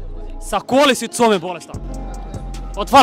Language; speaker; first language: Finnish; early bilingual, other home language; Arabic